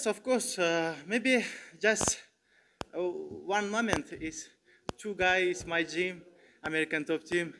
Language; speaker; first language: English; non-native, learner; Turkmen